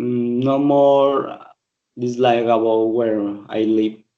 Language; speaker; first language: English; non-native, learner; Spanish